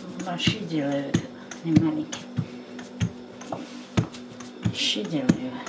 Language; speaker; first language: Russian; non-native, local second language; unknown